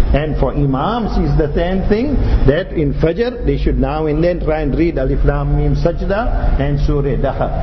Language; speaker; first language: English; non-native, local second language; Urdu